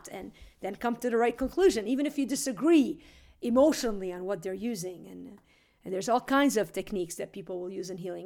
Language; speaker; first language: English; native; English